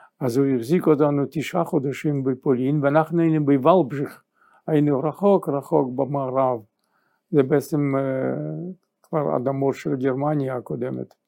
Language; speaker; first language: Hebrew; non-native, fluent; Yiddish